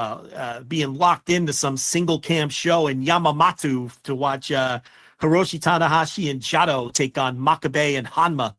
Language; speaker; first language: English; native; English